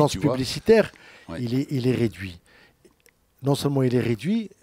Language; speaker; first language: French; non-native, local second language; Arabic